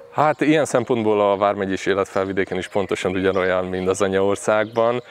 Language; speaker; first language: Hungarian; native; Hungarian